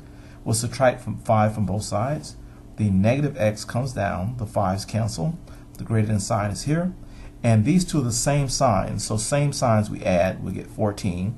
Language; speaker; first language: English; native; English